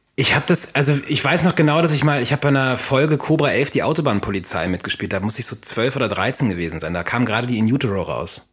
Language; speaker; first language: German; native; German